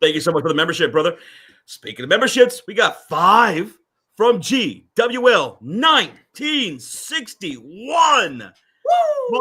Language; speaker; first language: English; native; English